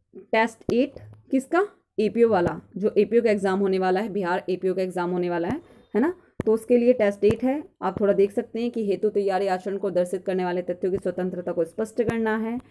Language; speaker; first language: Hindi; native; Hindi